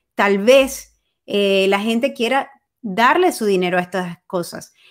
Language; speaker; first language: Spanish; native; Spanish